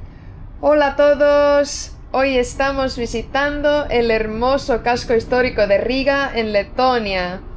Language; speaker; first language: Spanish; non-native, fluent; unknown